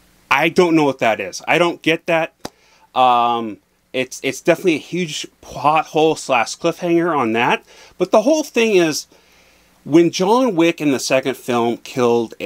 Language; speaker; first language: English; native; English